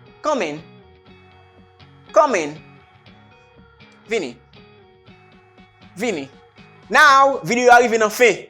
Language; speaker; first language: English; non-native, learner; Haitian Creole